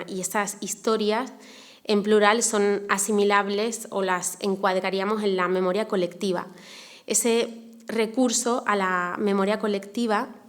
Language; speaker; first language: Spanish; native; Spanish